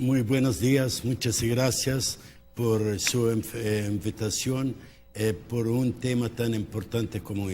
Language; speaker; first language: Spanish; non-native, local second language; Arabic